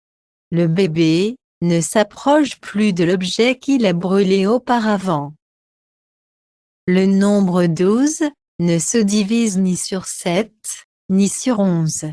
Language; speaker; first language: French; non-native, fluent; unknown